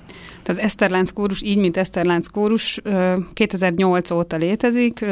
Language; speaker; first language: Hungarian; native; Hungarian